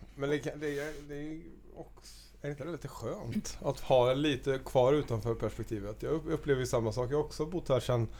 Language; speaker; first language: Swedish; native; Swedish